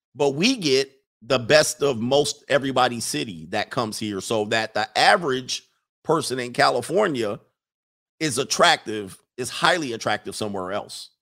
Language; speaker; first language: English; native; English